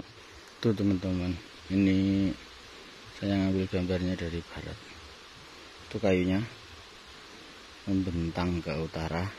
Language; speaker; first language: Indonesian; non-native, local second language; Javanese